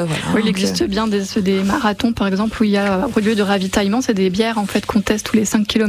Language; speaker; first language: French; native; French